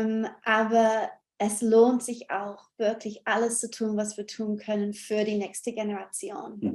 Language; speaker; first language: German; non-native, fluent; English